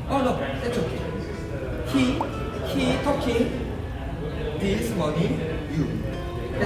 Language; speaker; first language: English; non-native, learner; Korean